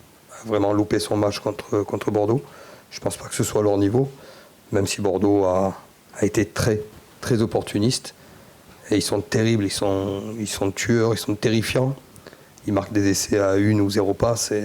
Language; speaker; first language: French; native; French